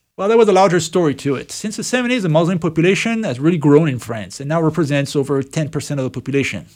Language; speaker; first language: English; non-native, fluent; French